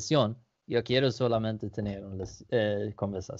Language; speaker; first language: Spanish; non-native, learner; Danish